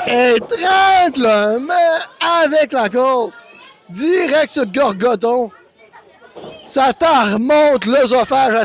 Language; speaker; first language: French; native; French